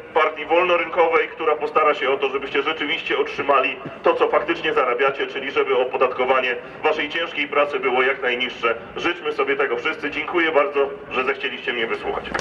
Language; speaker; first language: Polish; native; Polish